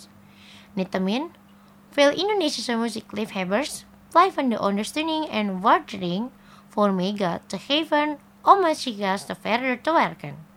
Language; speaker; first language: Dutch; non-native, fluent; Indonesian